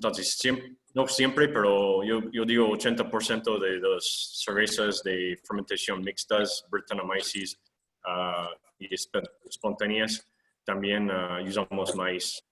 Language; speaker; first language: Spanish; non-native, fluent; English